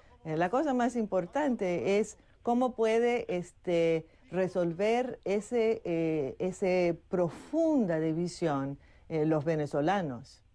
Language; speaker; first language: Spanish; non-native, fluent; English